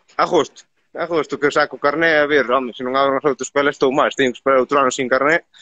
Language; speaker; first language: Galician; native; Galician